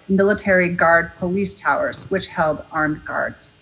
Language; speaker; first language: English; native; English